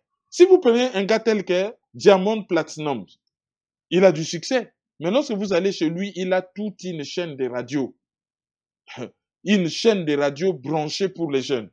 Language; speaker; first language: French; non-native, local second language; Lingala